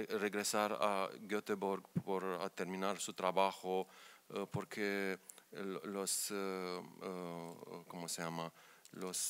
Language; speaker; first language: Spanish; non-native, learner; Romanian